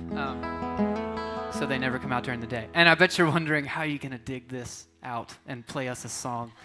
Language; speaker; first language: English; native; English